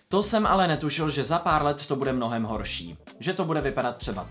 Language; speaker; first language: Czech; native; Czech